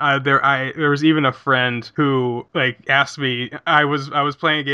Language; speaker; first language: English; native; English